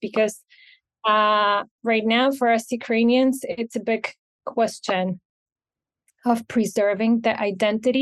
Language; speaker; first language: English; non-native, fluent; Ukrainian